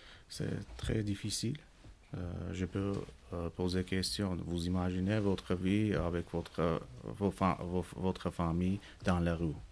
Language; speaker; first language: French; non-native, learner; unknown